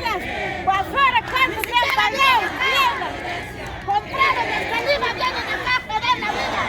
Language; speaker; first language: Spanish; native; Spanish